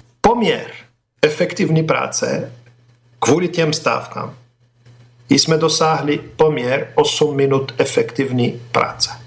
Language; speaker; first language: Czech; non-native, fluent; Arabic